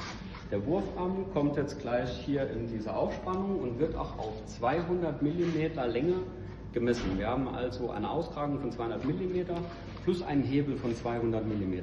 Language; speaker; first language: German; native; German